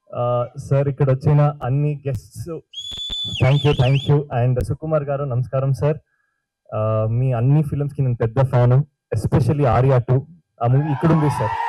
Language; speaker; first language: Telugu; non-native, learner; Kannada